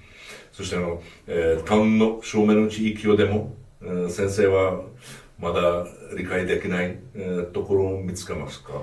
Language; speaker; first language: Japanese; non-native, fluent; Hungarian